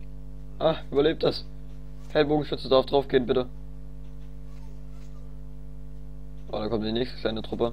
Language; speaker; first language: German; native; German